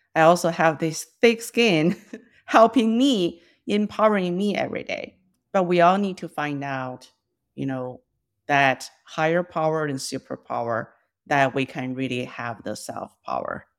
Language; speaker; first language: English; non-native, fluent; Chinese